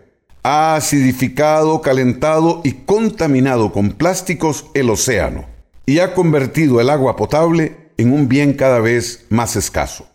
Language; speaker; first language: Spanish; native; Spanish